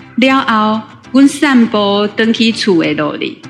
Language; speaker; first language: Chinese; native; Chinese